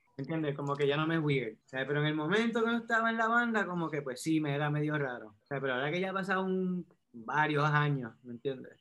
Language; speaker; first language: Spanish; native; Spanish